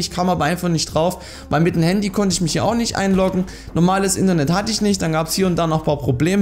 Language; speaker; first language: German; native; German